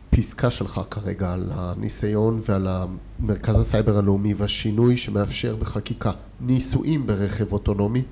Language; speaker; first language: Hebrew; native; Hebrew